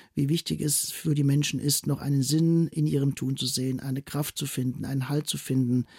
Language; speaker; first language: German; native; German